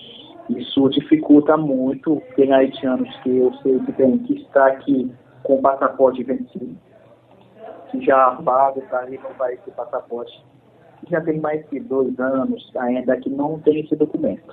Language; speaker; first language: Portuguese; non-native, fluent; Haitian Creole